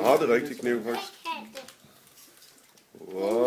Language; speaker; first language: Danish; non-native, fluent; Arabic